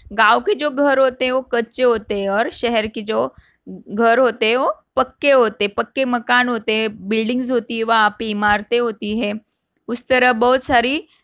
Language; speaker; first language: Hindi; non-native, local second language; Marathi